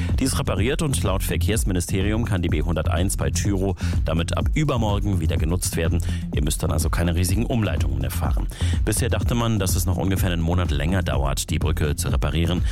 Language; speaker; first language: German; native; German